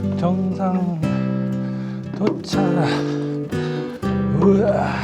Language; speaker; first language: Korean; native; Korean